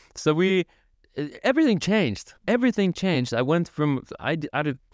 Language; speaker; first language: English; non-native, learner; Russian